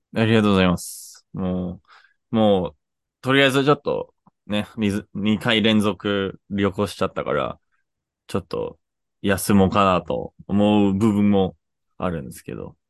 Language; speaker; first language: Japanese; native; Japanese